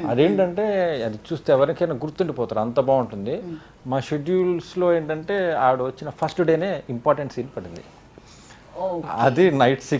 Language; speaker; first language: Telugu; native; Telugu